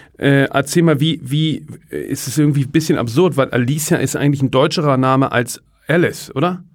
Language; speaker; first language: German; native; German